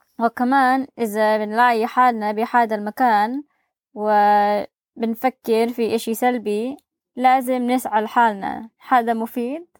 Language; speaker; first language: Arabic; non-native, learner; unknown